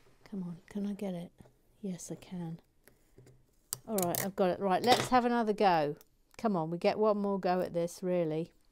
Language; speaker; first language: English; native; English